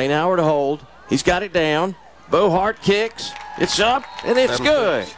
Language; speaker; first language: English; native; English